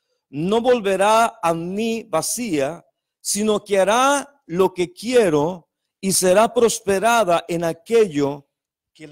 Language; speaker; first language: Spanish; native; Spanish